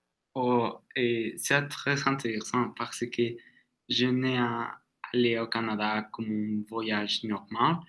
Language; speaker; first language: French; non-native, learner; Spanish